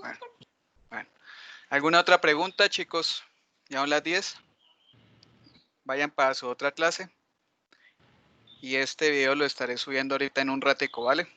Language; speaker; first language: Spanish; native; Spanish